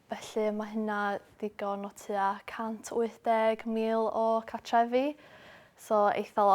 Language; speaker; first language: Welsh; non-native, local second language; English